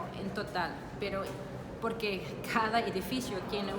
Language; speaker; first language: Spanish; non-native, learner; Danish